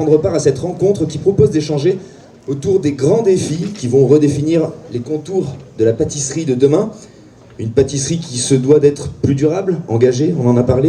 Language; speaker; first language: French; native; French